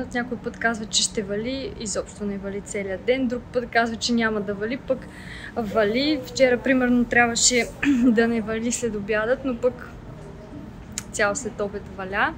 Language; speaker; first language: Bulgarian; native; Bulgarian